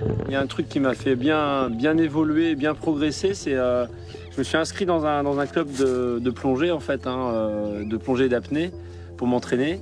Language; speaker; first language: French; native; French